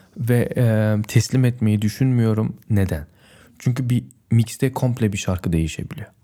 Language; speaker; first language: Turkish; native; Turkish